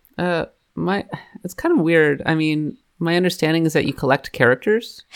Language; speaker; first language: English; native; English